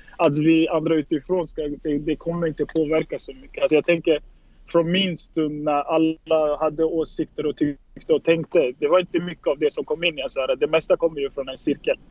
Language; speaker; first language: Swedish; early bilingual, other home language; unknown